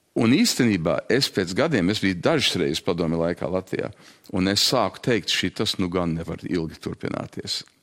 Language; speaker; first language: Latvian; early bilingual, heritage; Latvian